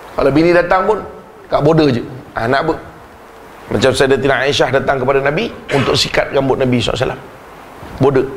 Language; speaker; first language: Malay; native; Malay